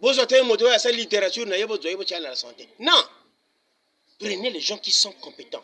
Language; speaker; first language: French; non-native, local second language; Lingala